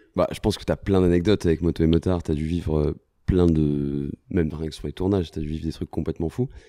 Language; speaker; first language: French; native; French